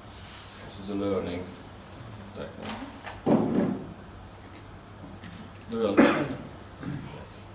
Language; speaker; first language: English; non-native, learner; Hungarian